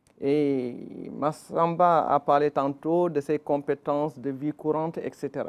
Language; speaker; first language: French; non-native, local second language; Wolof